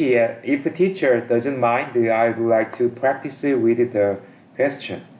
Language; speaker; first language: English; non-native, learner; Korean